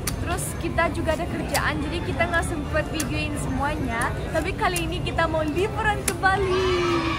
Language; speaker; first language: Indonesian; non-native, fluent; Russian